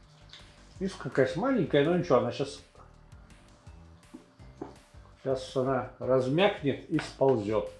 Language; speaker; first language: Russian; native; Russian